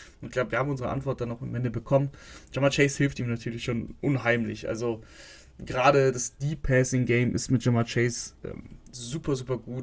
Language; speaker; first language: German; native; German